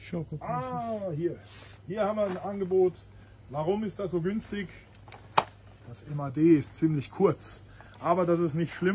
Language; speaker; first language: German; native; German